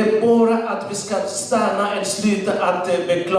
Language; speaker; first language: Swedish; non-native, learner; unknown